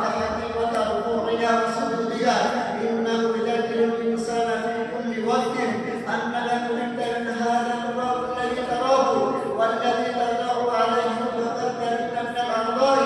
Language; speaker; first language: Arabic; non-native, learner; Bangla